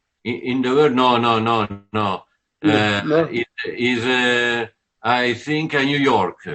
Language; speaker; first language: English; non-native, learner; Italian